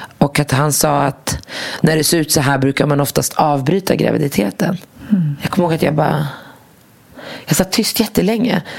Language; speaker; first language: Swedish; early bilingual, other home language; Arabic